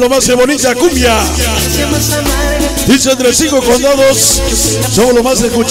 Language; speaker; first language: Spanish; native; Spanish